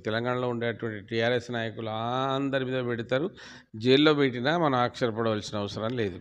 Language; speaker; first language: Telugu; non-native, local second language; Lambadi